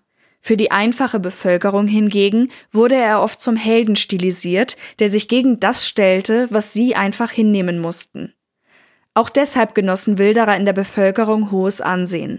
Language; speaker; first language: German; native; German